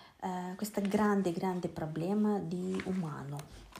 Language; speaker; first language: Italian; non-native, learner; Russian